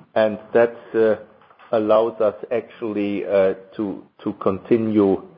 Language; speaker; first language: English; non-native, fluent; German